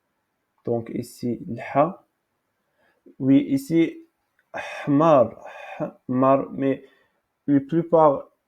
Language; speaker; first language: French; non-native, local second language; Arabic